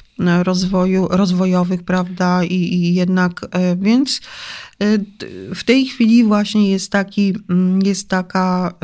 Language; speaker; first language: Polish; native; Polish